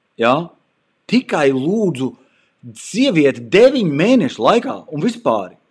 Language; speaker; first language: Latvian; early bilingual, heritage; Latvian